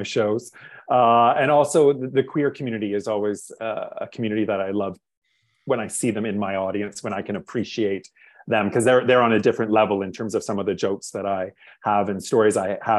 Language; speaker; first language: English; native; English